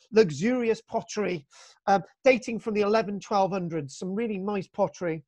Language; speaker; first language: English; native; English